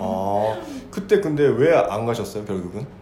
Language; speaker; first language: Korean; non-native, fluent; Japanese